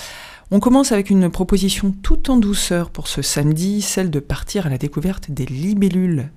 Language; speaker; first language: French; native; French